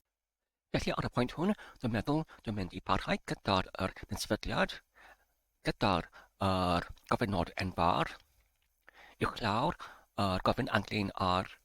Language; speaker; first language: Welsh; non-native, learner; English